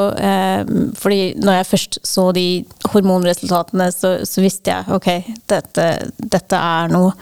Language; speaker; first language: Norwegian; non-native, fluent; English